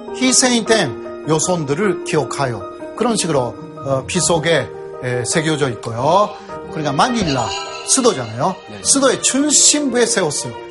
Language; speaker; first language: Korean; non-native, fluent; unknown